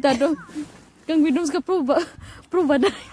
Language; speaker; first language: Swedish; non-native, learner; Cebuano